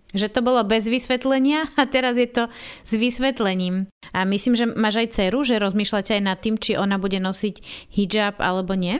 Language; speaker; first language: Slovak; native; Slovak